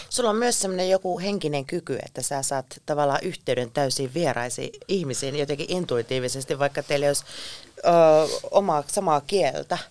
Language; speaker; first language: Finnish; native; Finnish